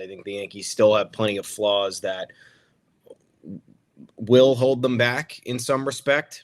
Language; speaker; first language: English; native; English